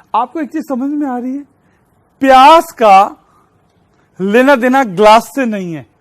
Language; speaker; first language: Hindi; native; Hindi